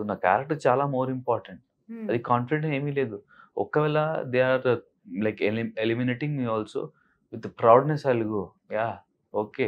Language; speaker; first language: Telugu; non-native, local second language; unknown